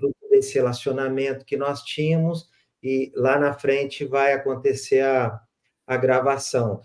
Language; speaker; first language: Portuguese; native; Portuguese